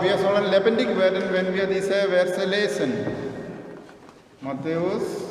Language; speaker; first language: German; non-native, learner; Malayalam